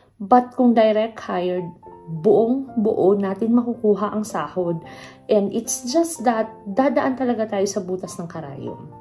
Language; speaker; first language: Filipino; non-native, local second language; Cebuano